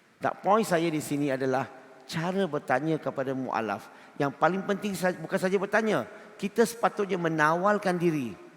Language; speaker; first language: Malay; non-native, local second language; Chinese